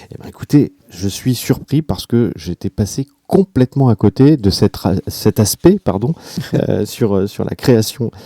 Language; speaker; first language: French; native; French